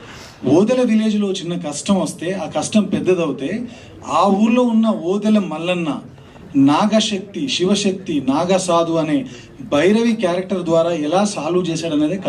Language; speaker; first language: Telugu; native; Telugu